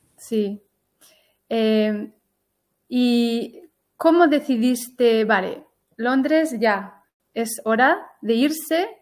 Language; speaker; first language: Spanish; early bilingual, heritage; Galician